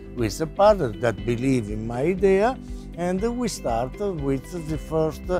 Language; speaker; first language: English; non-native, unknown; Italian